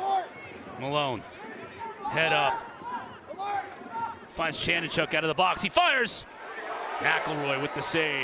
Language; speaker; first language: English; native; English